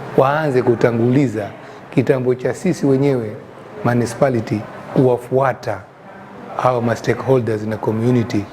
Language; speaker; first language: Swahili; native; Swahili